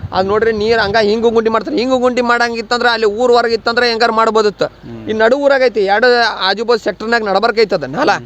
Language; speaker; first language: Kannada; native; Kannada